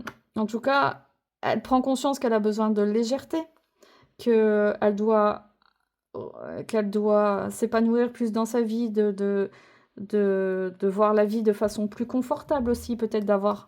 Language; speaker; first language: French; native; French